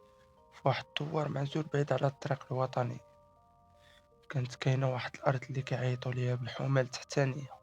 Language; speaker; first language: Arabic; native; Arabic